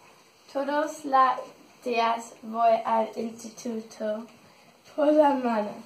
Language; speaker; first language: Spanish; non-native, learner; English